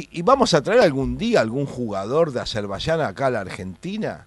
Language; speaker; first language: Spanish; native; Spanish